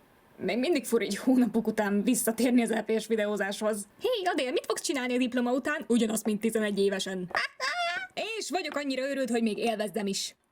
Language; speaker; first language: Hungarian; native; Hungarian